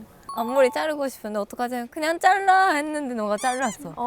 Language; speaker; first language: Korean; non-native, fluent; Japanese